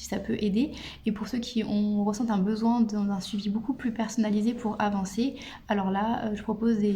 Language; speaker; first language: French; native; French